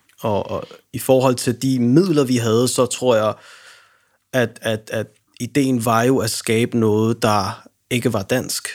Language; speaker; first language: Danish; early bilingual, other home language; Arabic